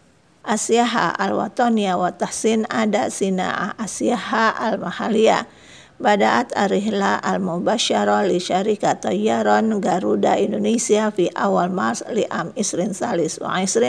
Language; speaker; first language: Arabic; non-native, learner; Indonesian